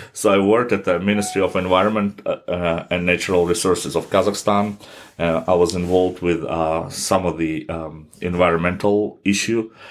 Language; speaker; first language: English; non-native, fluent; Russian